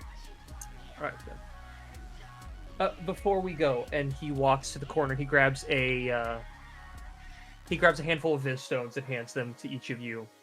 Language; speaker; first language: English; native; English